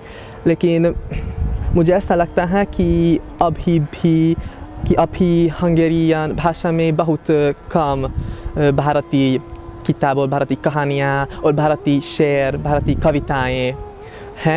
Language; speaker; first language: Hindi; non-native, fluent; Hungarian